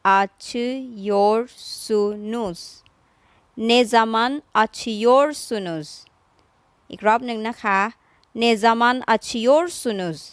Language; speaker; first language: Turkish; non-native, fluent; Thai